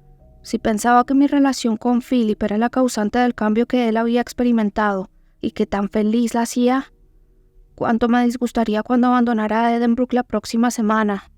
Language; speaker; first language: Spanish; native; Spanish